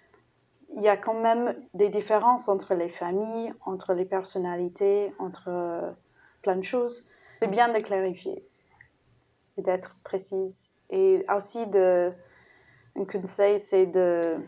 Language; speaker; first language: French; non-native, fluent; English